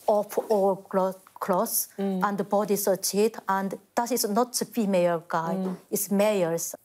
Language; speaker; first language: English; non-native, fluent; Korean